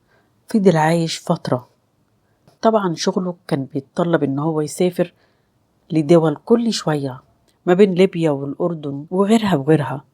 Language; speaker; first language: Arabic; native; Arabic